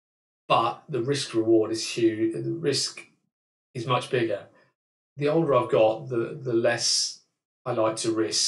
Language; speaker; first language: English; native; English